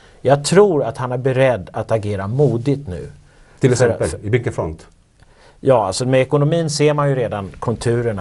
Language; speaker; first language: Swedish; native; Swedish